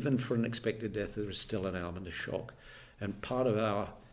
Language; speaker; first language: English; native; English